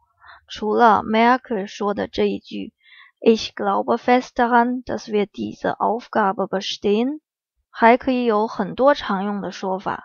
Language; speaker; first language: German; non-native, fluent; Chinese